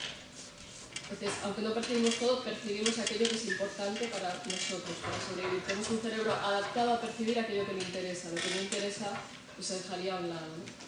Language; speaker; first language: Spanish; native; Spanish